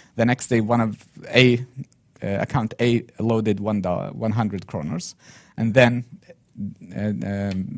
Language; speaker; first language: English; non-native, fluent; Arabic